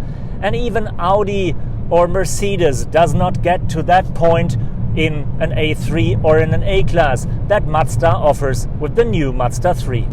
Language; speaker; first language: English; non-native, fluent; German